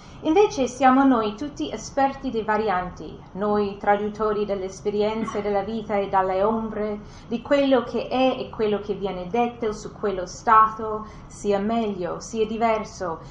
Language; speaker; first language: Italian; non-native, fluent; English